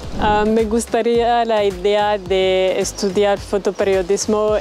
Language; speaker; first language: Spanish; non-native, learner; French